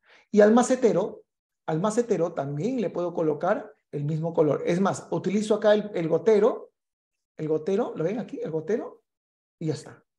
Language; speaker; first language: Spanish; native; Spanish